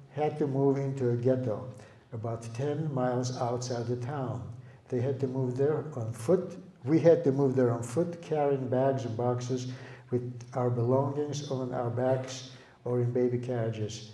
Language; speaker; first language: English; early bilingual, other home language; Lithuanian